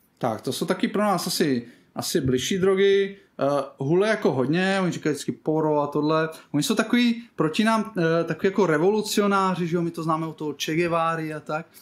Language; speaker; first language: Czech; native; Czech